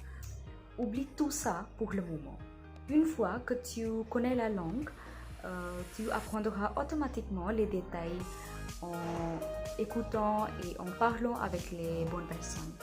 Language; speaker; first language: French; non-native, learner; Hindi